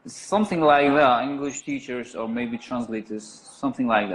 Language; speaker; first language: English; non-native, learner; Kurdish